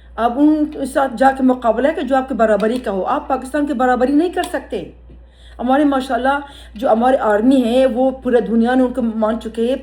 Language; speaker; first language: Urdu; early bilingual, heritage; Urdu